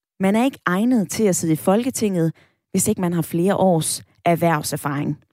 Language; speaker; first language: Danish; native; Danish